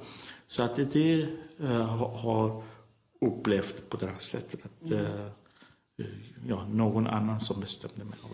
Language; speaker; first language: Swedish; non-native, learner; Persian